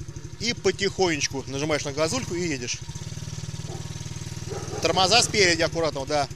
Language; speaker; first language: Russian; native; Russian